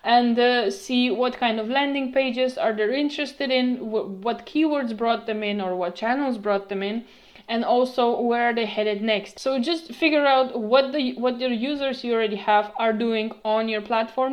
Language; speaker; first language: English; non-native, fluent; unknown